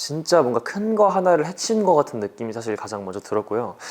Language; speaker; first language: Korean; native; Korean